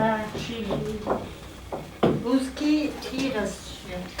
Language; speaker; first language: Russian; non-native, local second language; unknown